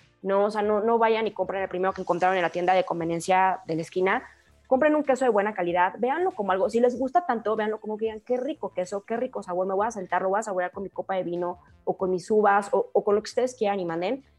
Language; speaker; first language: Spanish; native; Spanish